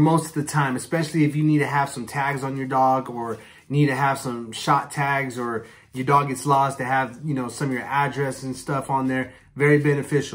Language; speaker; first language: English; native; English